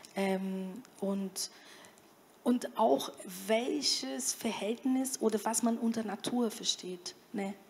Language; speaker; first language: German; non-native, fluent; Portuguese